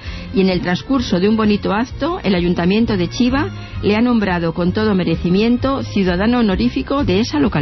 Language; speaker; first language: Spanish; native; Spanish